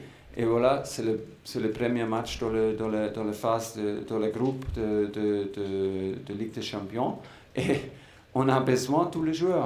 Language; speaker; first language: French; non-native, fluent; German